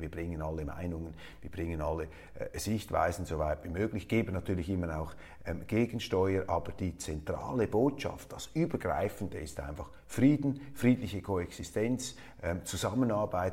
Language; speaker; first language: German; native; German